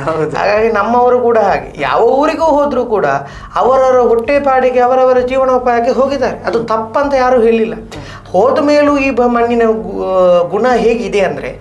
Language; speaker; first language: Kannada; non-native, local second language; Tulu